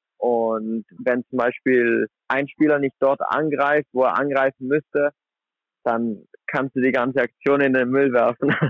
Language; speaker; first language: German; native; German